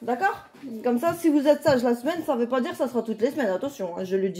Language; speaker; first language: French; native; French